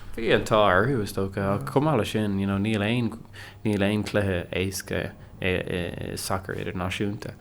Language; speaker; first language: Irish; non-native, local second language; English